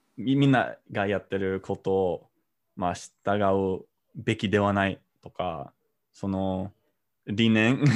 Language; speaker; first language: Japanese; non-native, fluent; English